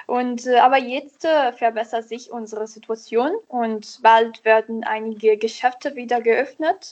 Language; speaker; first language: German; non-native, learner; Italian